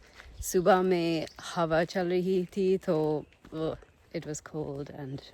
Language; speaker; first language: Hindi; non-native, learner; English